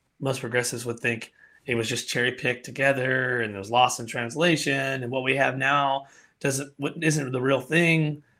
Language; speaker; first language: English; native; English